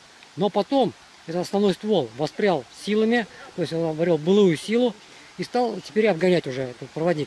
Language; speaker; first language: Russian; native; Russian